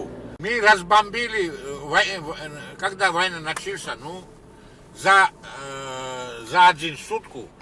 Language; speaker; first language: Russian; non-native, fluent; Georgian